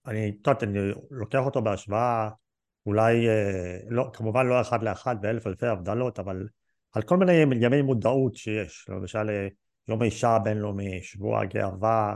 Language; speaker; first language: Hebrew; native; Hebrew